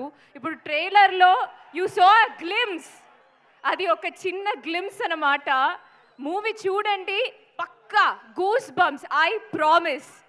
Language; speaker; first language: Telugu; non-native, fluent; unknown